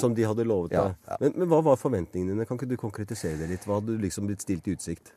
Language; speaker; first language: Norwegian; native; Norwegian